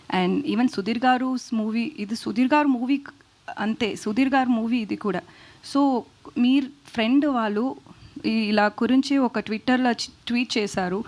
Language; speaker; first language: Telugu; non-native, fluent; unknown